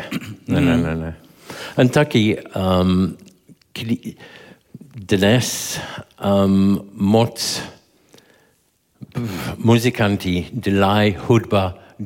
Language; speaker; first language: Czech; non-native, learner; English